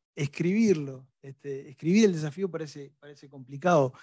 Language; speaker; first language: Spanish; native; Spanish